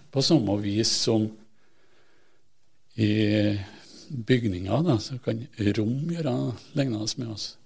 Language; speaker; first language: Norwegian; native; Norwegian